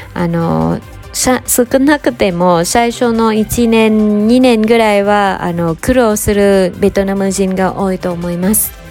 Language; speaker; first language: Japanese; non-native, fluent; Vietnamese